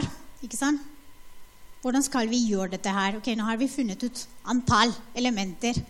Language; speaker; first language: Norwegian; non-native, fluent; Spanish